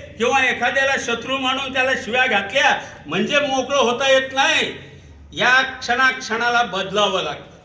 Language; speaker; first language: Marathi; non-native, local second language; Urdu